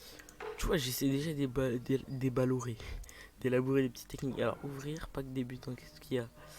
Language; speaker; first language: French; native; French